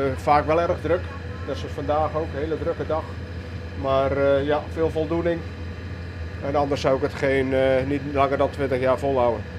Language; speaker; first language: Dutch; native; Dutch